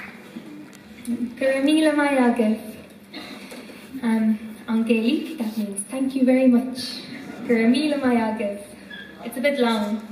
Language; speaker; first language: English; native; English